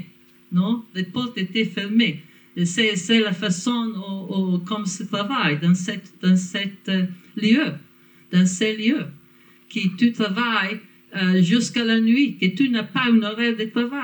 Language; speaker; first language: French; non-native, fluent; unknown